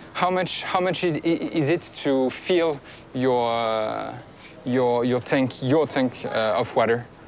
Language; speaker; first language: English; non-native, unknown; French